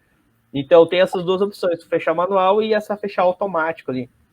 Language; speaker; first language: Portuguese; native; Portuguese